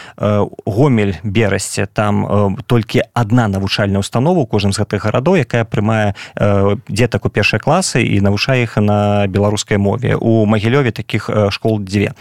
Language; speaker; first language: Belarusian; non-native, local second language; Russian